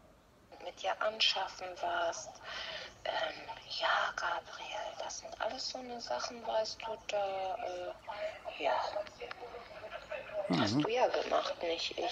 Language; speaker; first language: German; native; German